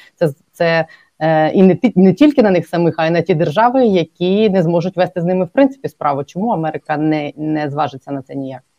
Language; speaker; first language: Ukrainian; native; Ukrainian